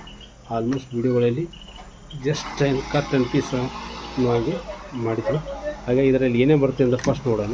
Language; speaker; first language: Kannada; native; Kannada